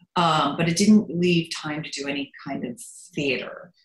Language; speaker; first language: English; early bilingual, other home language; German